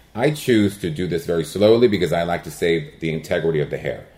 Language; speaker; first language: English; early bilingual, other home language; Spanish